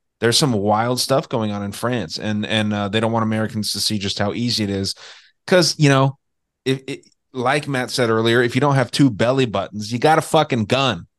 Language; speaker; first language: English; native; English